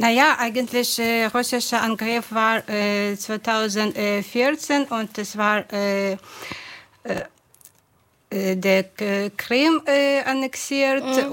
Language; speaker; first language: German; non-native, fluent; Ukrainian